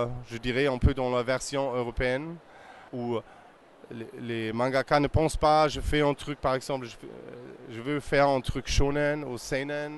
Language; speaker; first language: French; non-native, fluent; German